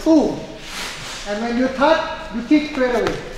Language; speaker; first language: English; non-native, learner; Thai